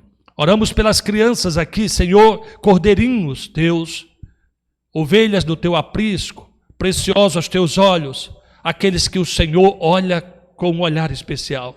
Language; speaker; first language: Portuguese; native; Portuguese